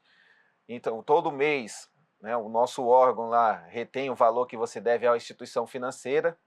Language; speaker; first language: Portuguese; native; Portuguese